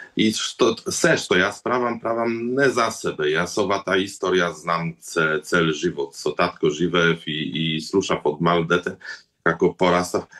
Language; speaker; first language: Macedonian; early bilingual, heritage; Macedonian